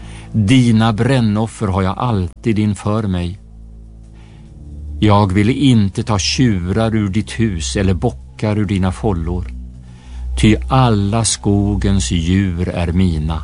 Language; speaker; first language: Swedish; native; Swedish